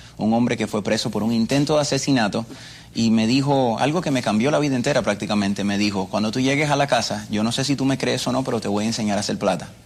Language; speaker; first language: Spanish; early bilingual, other home language; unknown